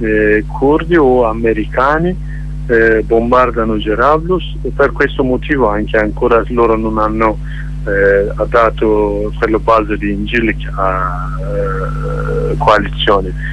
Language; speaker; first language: Italian; non-native, learner; Kurdish